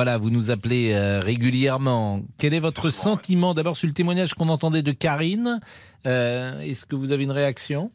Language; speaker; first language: French; native; French